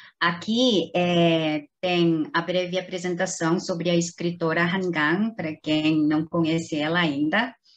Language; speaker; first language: Portuguese; non-native, fluent; Korean